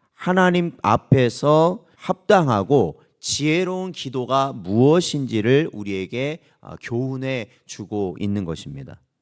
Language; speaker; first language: Korean; native; Korean